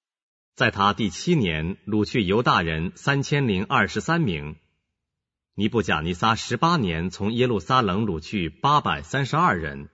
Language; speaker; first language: Chinese; native; Chinese